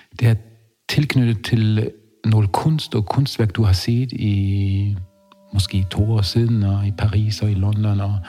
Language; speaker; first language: Danish; non-native, fluent; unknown